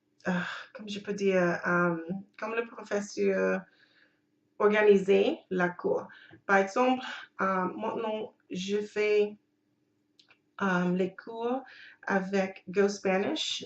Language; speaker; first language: French; non-native, learner; English